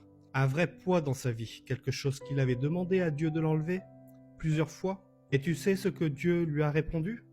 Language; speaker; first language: French; native; French